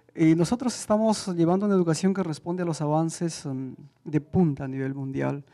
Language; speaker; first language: Spanish; native; Spanish